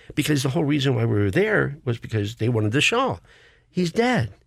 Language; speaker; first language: English; native; English